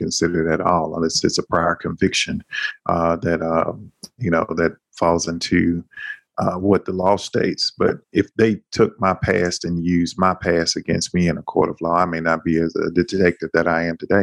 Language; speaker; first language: English; native; English